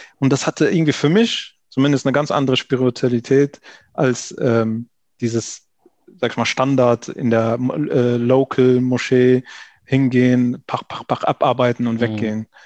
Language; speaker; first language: German; early bilingual, other home language; Arabic